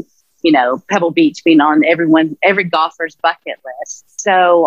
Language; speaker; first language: English; native; English